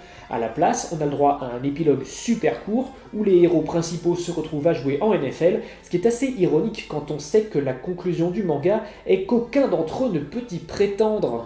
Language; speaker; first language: French; native; French